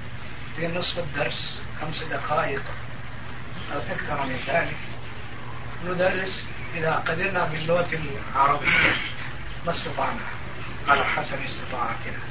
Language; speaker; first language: Arabic; non-native, fluent; Turkish